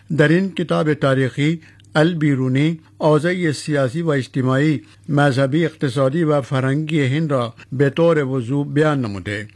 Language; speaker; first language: Persian; non-native, fluent; Urdu